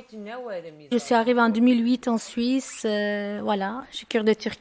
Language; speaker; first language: French; non-native, fluent; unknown